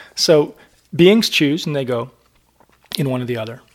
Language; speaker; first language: English; native; English